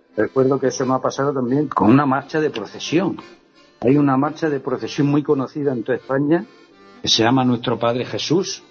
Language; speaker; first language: Spanish; native; Spanish